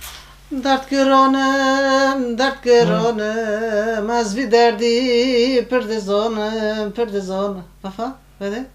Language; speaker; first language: Danish; non-native, learner; Turkish